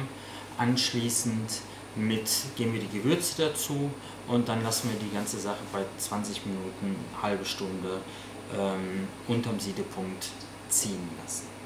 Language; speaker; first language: German; native; German